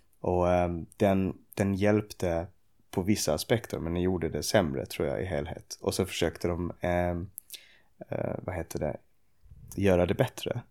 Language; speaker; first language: Swedish; native; Swedish